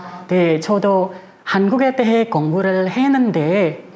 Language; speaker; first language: Korean; non-native, fluent; Indonesian